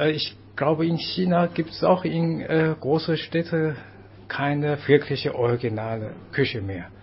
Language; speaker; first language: German; non-native, fluent; Chinese